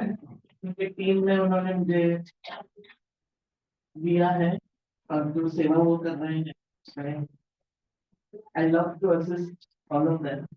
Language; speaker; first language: Hindi; non-native, local second language; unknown